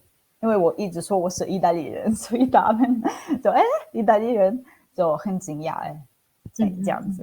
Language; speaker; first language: Chinese; non-native, fluent; Italian